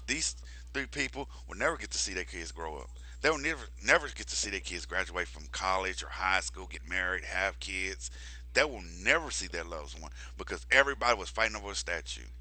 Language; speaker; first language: English; native; English